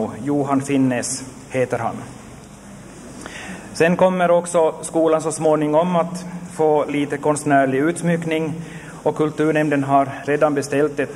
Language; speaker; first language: Swedish; native; Swedish